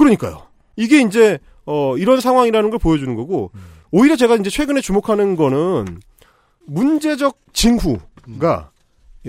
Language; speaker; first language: Korean; native; Korean